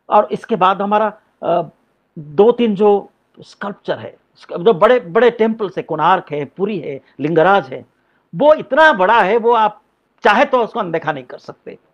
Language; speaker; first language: Hindi; non-native, local second language; Odia